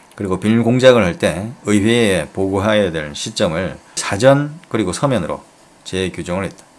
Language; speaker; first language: Korean; native; Korean